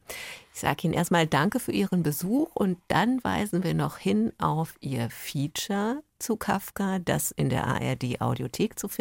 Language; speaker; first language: German; native; German